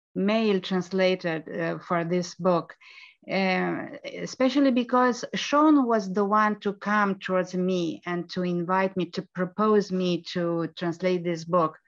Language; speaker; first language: English; non-native, fluent; Romanian